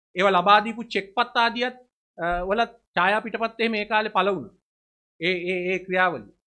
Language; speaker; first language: Sinhala; native; Sinhala